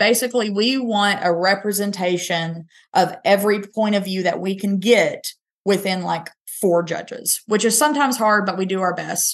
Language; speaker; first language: English; native; English